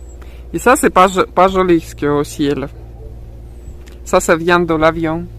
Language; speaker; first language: French; non-native, learner; Russian